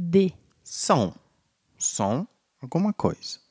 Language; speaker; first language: Portuguese; non-native, fluent; French